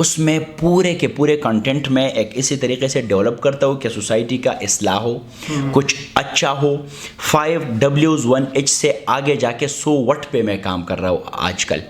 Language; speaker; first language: Urdu; non-native, local second language; Pashto